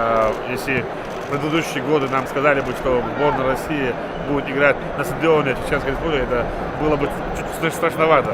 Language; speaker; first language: Russian; non-native, local second language; Chechen